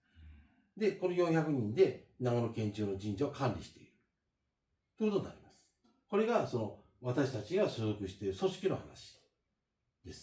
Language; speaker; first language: Japanese; native; Japanese